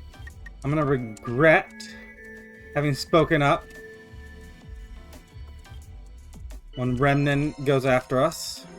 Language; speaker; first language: English; native; English